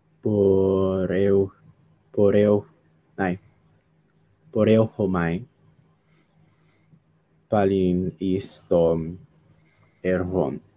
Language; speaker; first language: Greek; non-native, learner; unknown